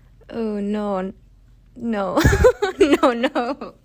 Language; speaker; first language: French; non-native, learner; English